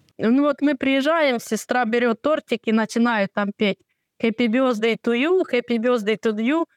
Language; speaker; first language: Russian; non-native, local second language; Ukrainian